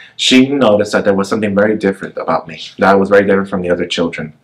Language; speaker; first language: English; native; English